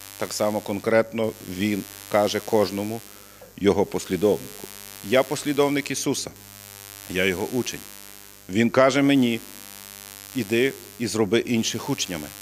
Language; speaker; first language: Ukrainian; native; Ukrainian